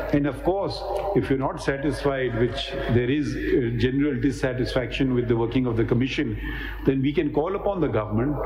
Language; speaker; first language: English; non-native, local second language; Urdu